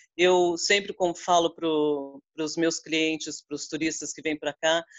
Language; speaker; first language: Portuguese; native; Portuguese